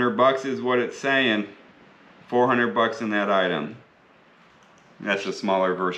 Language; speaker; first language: English; native; English